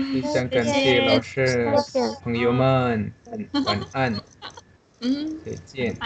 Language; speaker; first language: Chinese; non-native, learner; Indonesian